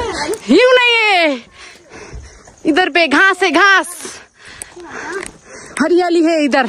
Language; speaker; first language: Nepali; native; Nepali